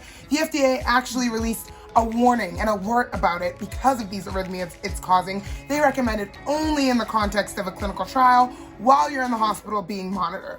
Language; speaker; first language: English; native; English